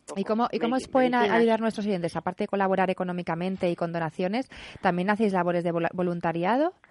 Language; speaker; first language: Spanish; early bilingual, other home language; English